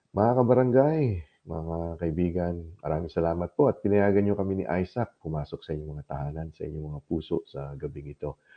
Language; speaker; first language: Filipino; native; Filipino